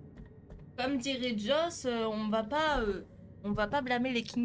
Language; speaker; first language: French; native; French